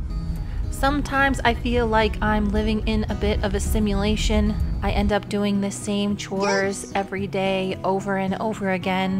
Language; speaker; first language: English; native; English